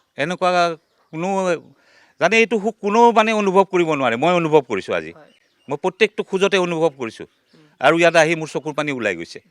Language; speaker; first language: Assamese; native; Assamese